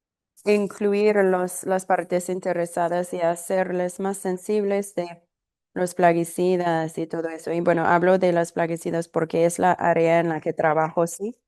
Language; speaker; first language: Spanish; non-native, fluent; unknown